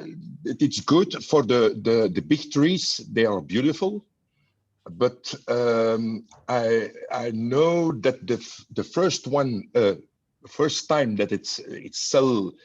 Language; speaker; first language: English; non-native, learner; Dutch